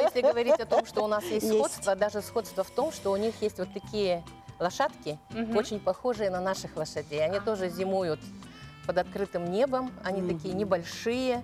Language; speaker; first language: Russian; native; Russian